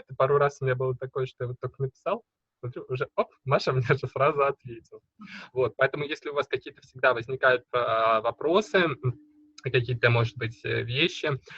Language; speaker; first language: Russian; native; Russian